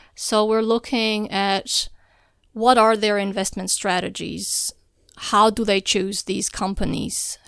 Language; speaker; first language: English; non-native, fluent; Albanian